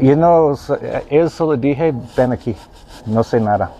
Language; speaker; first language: Spanish; non-native, learner; English